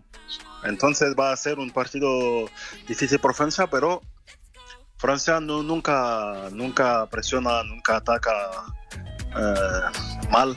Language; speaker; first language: Spanish; non-native, fluent; French